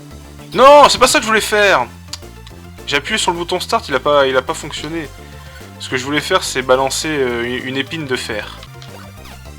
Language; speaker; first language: French; native; French